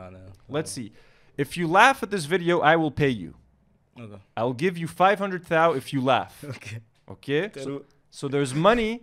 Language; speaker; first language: English; non-native, local second language; Arabic